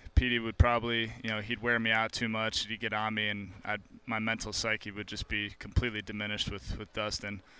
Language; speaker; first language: English; native; English